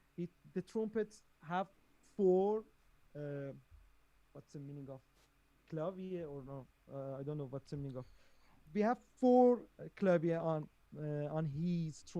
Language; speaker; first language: English; non-native, learner; Persian